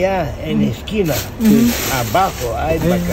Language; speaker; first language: Spanish; non-native, learner; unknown